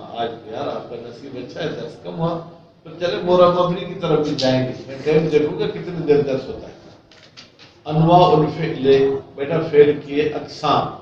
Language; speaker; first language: Urdu; non-native, local second language; Sindhi